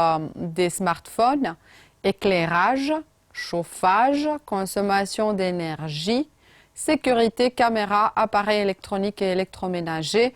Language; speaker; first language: French; non-native, fluent; Romanian